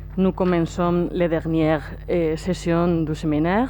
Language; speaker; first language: French; non-native, learner; Spanish